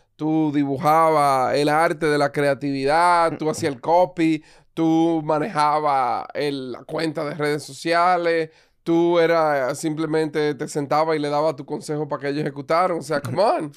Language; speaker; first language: Spanish; native; Spanish